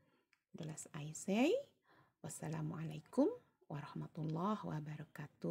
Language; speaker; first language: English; non-native, learner; Indonesian